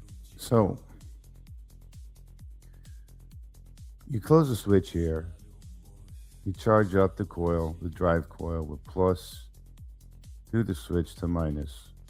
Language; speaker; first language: English; native; English